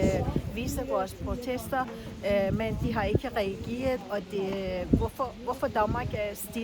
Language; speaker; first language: Danish; non-native, fluent; Persian